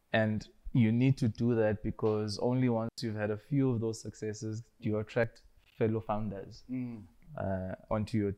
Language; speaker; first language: English; non-native, local second language; Zulu